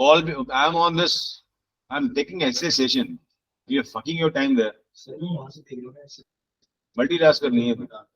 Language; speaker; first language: English; non-native, local second language; Hindi